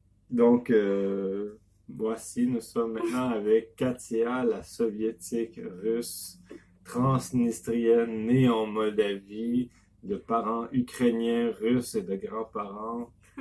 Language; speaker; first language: French; native; French